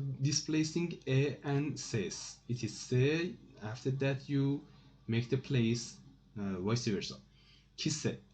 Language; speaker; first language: English; non-native, fluent; Persian